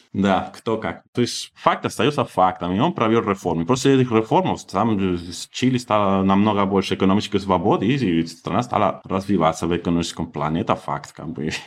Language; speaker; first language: Russian; non-native, fluent; Spanish